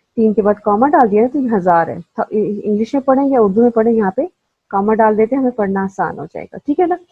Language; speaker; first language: Urdu; native; Urdu